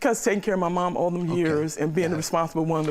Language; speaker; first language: English; native; English